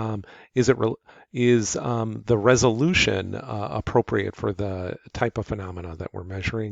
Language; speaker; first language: English; native; English